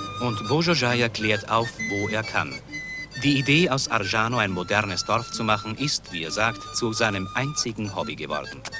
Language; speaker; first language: German; native; German